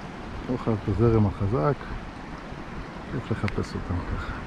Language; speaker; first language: Hebrew; native; Hebrew